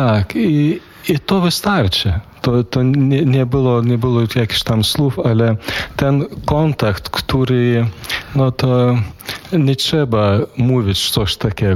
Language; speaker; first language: Polish; non-native, fluent; Lithuanian